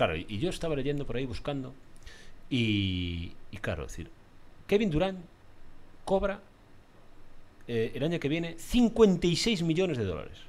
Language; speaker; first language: Spanish; native; Spanish